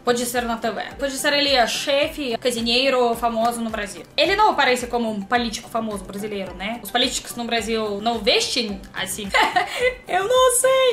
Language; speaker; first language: Portuguese; non-native, learner; Russian